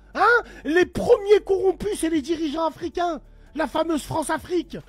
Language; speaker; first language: French; native; French